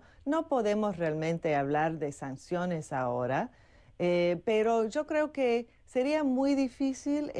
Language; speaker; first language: Spanish; non-native, fluent; English